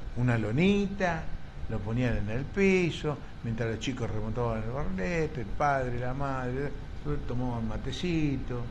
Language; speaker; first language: Spanish; native; Spanish